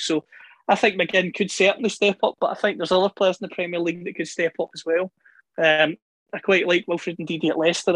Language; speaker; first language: English; native; English